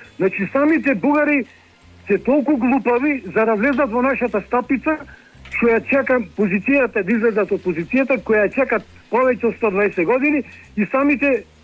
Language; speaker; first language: Macedonian; native; Macedonian